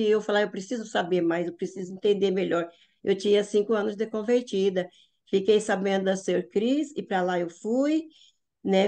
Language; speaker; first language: Portuguese; native; Portuguese